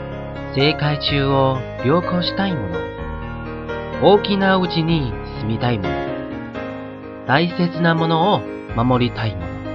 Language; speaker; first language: Japanese; non-native, learner; Chinese